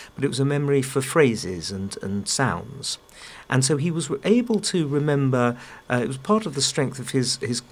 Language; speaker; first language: English; native; English